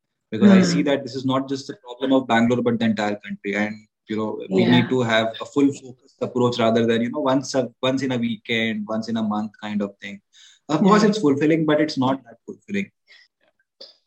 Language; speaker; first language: English; non-native, local second language; Hindi